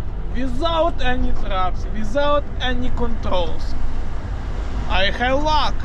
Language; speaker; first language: English; non-native, learner; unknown